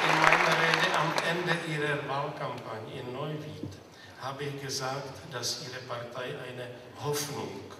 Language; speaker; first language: German; non-native, fluent; Czech